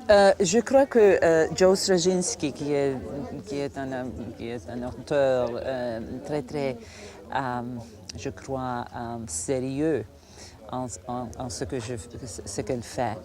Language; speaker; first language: French; non-native, fluent; Croatian